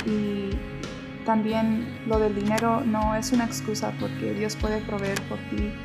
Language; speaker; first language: Spanish; early bilingual, heritage; Spanish